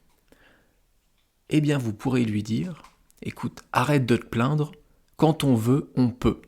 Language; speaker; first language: French; native; French